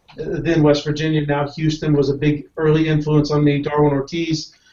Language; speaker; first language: English; native; English